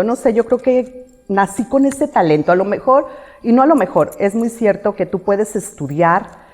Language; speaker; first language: Spanish; native; Spanish